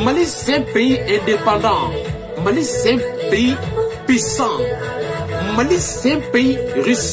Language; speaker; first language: French; non-native, local second language; Bambara